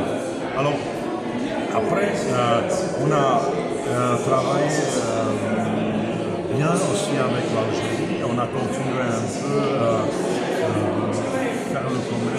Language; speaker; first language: French; non-native, fluent; Czech